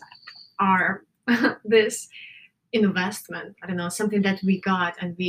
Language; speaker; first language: English; non-native, fluent; Ukrainian